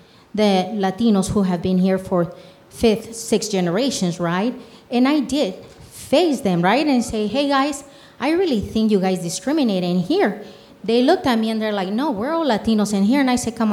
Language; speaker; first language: English; non-native, fluent; Spanish